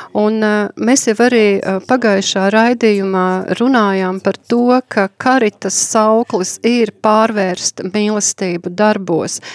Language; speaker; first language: Latvian; native; Latvian